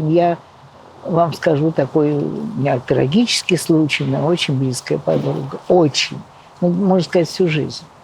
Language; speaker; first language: Russian; native; Russian